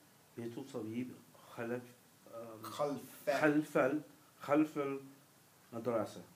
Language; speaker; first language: Arabic; non-native, learner; English